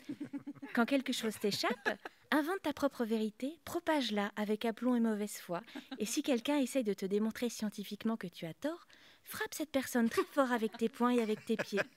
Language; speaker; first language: French; native; French